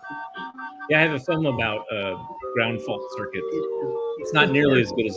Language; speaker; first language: English; native; English